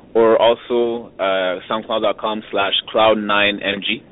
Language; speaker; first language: English; native; English